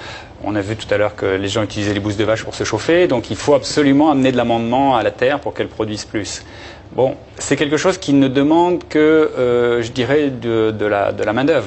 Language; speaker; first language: French; native; French